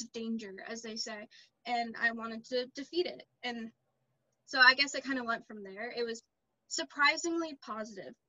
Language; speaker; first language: English; native; English